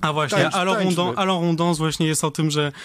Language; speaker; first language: Polish; early bilingual, heritage; Polish